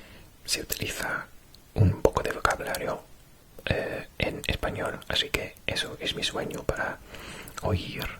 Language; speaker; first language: Spanish; non-native, fluent; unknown